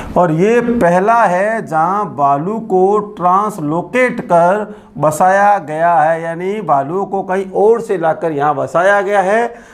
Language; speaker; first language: Hindi; native; Hindi